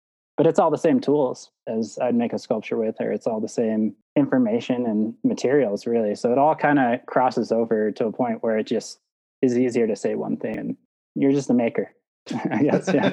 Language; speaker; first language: English; native; English